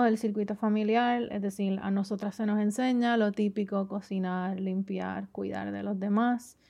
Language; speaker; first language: Spanish; native; Spanish